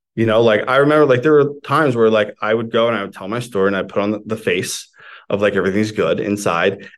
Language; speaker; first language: English; native; English